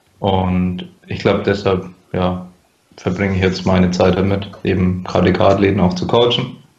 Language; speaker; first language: German; native; German